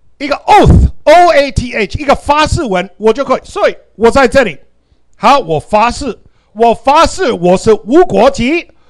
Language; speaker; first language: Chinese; non-native, fluent; English